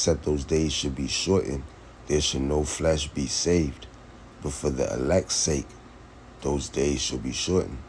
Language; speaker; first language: English; native; English